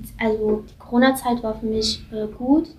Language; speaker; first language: German; early bilingual, other home language; Italian